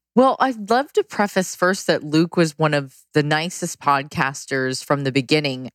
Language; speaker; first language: English; native; English